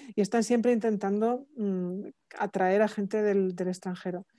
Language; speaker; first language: Spanish; native; Spanish